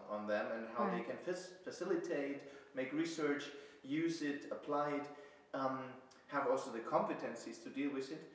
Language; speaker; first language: English; non-native, fluent; German